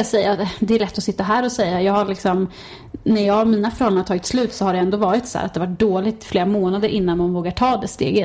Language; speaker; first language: Swedish; native; Swedish